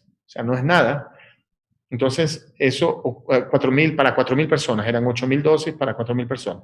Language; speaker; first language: Spanish; native; Spanish